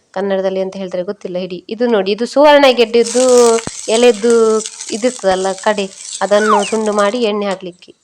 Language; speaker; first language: Kannada; native; Kannada